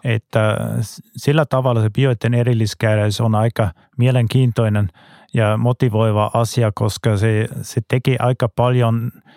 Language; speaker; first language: Finnish; non-native, fluent; German